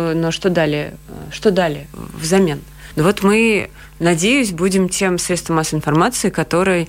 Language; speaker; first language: Russian; native; Russian